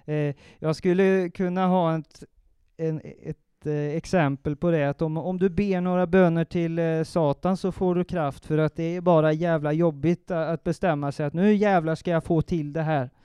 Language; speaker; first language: Swedish; native; Swedish